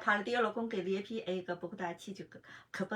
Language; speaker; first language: Hindi; non-native, fluent; Chinese